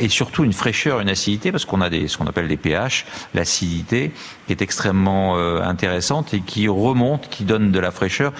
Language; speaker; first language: French; native; French